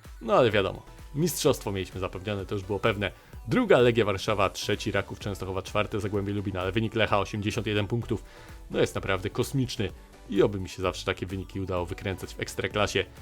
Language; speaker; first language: Polish; native; Polish